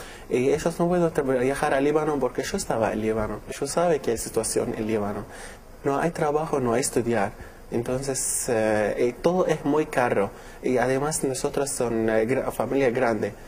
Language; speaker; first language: Spanish; non-native, learner; Arabic